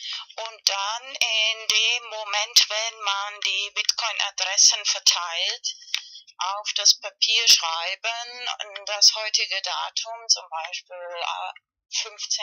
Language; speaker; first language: German; non-native, learner; Spanish